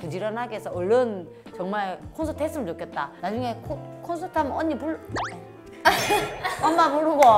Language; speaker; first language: Korean; native; Korean